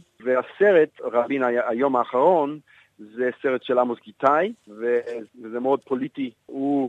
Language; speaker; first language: Hebrew; non-native, fluent; English